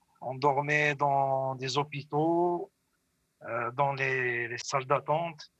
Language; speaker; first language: French; non-native, local second language; Arabic